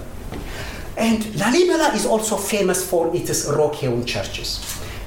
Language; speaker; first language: English; non-native, fluent; Amharic